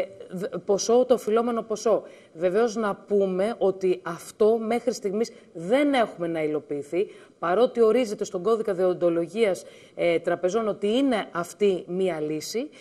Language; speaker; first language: Greek; native; Greek